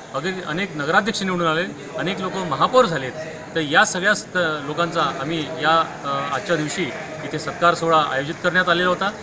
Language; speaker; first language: Marathi; native; Marathi